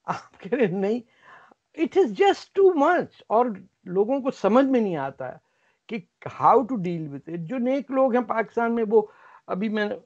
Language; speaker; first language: Urdu; native; Urdu